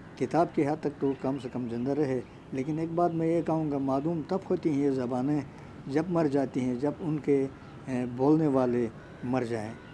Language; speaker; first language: Urdu; non-native, local second language; Shina